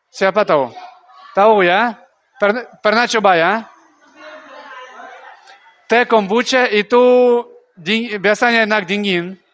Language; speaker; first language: Indonesian; non-native, learner; Russian